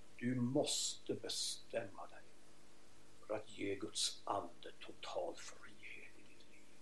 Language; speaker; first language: Swedish; native; Swedish